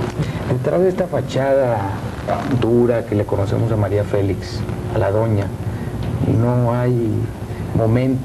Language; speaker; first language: Spanish; native; Spanish